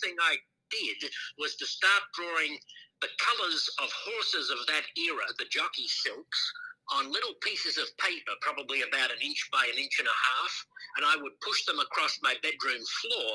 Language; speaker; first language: English; native; English